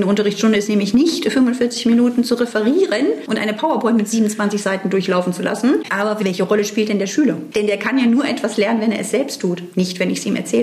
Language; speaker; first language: German; native; German